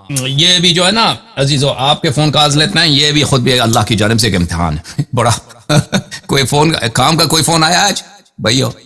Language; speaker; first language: Urdu; non-native, fluent; Persian